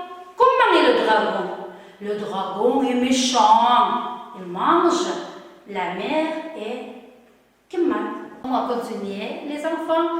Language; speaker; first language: French; non-native, fluent; Uzbek